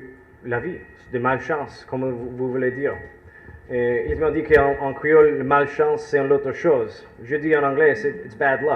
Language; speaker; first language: French; non-native, learner; English